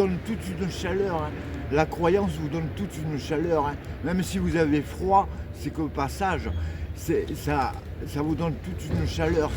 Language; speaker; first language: French; native; French